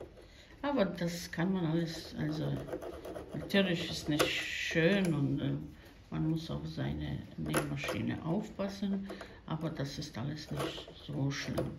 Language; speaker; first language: German; non-native, fluent; Croatian